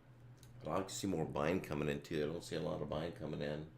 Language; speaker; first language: English; native; English